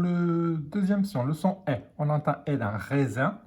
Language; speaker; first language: French; native; French